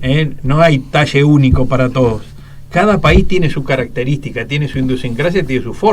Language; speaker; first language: Spanish; native; Spanish